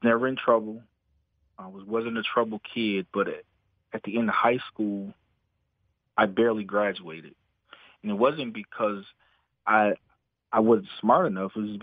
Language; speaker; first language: English; native; English